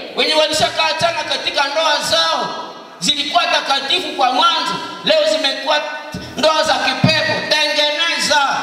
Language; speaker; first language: Swahili; non-native, local second language; Nande